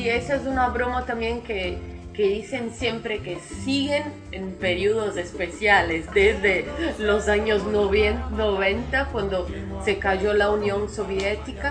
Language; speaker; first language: Spanish; non-native, fluent; Portuguese